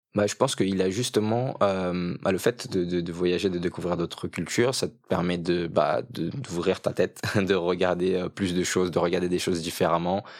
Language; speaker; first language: French; early bilingual, other home language; Portuguese